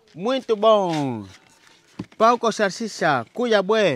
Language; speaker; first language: Portuguese; non-native, learner; Vietnamese